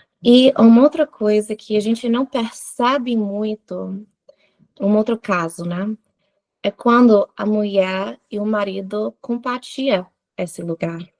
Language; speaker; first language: Portuguese; non-native, fluent; English